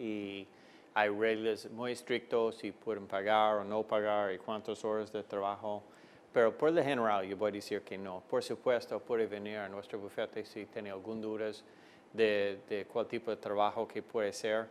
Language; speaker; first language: Spanish; non-native, fluent; English